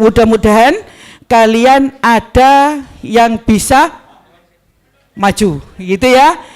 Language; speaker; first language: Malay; non-native, local second language; Javanese